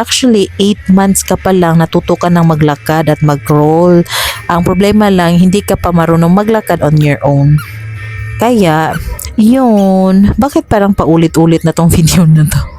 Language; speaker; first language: Filipino; non-native, local second language; Cebuano